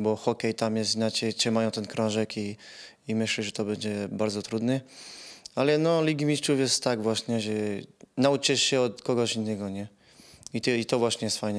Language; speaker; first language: Polish; non-native, fluent; French